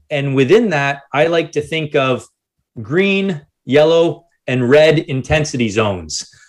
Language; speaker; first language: English; native; English